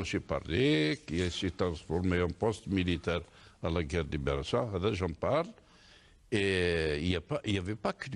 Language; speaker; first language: French; non-native, local second language; Kabyle